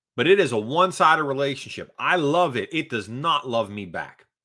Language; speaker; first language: English; early bilingual, other home language; Hungarian